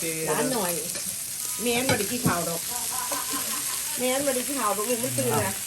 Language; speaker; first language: Dutch; non-native, learner; Thai